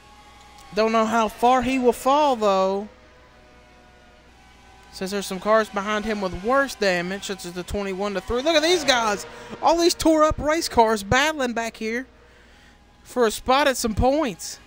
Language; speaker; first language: English; native; English